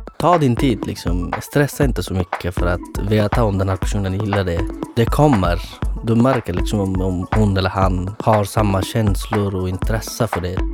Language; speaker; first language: Swedish; non-native, fluent; Arabic